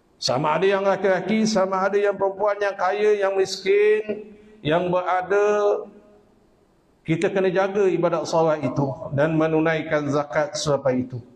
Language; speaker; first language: Malay; native; Malay